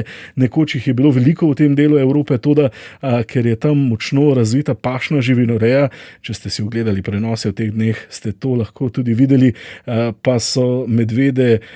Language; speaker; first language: Slovenian; native; Slovenian